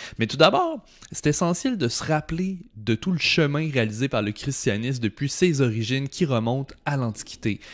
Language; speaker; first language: French; native; French